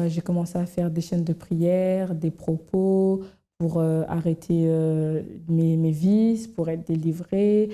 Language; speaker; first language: French; native; French